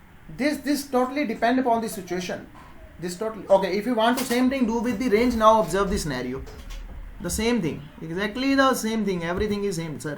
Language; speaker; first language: English; non-native, local second language; Hindi